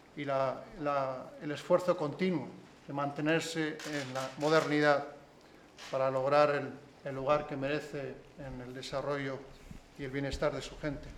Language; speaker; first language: Spanish; native; Spanish